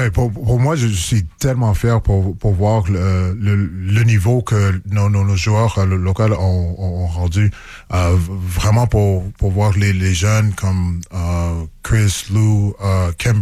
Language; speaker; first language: French; non-native, local second language; English